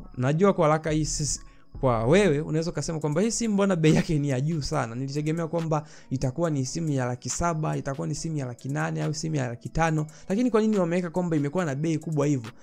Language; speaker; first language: Swahili; native; Swahili